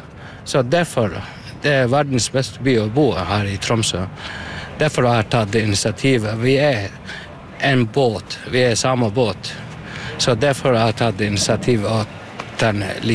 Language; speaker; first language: Norwegian; non-native, learner; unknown